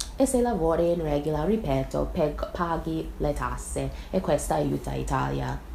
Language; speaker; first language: Italian; non-native, fluent; English